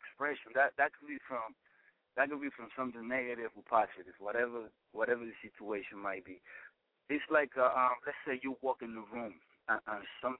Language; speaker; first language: English; non-native, fluent; Spanish